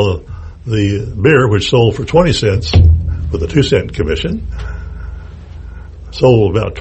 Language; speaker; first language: English; native; English